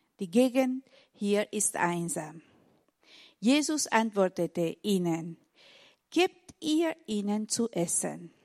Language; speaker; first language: German; non-native, learner; Spanish